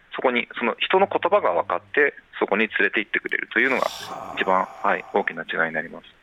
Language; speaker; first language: Japanese; native; Japanese